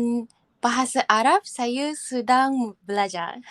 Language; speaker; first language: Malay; non-native, fluent; Japanese